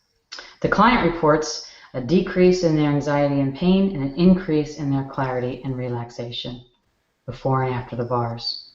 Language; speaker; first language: English; native; English